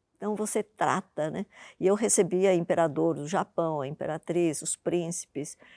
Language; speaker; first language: Portuguese; early bilingual, other home language; Japanese